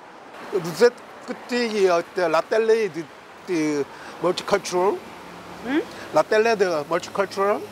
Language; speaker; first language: French; non-native, learner; Korean